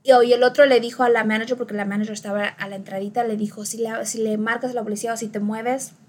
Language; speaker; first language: Spanish; early bilingual, other home language; English